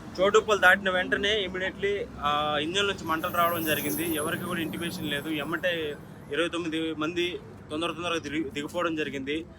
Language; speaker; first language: Telugu; native; Telugu